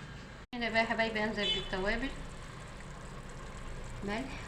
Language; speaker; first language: Arabic; native; Arabic